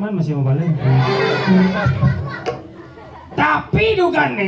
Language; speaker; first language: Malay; non-native, local second language; Balinese